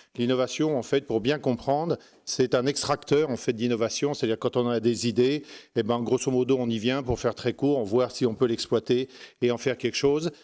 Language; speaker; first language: French; native; French